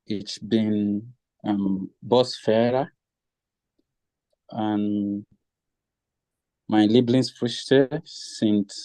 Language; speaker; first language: German; non-native, learner; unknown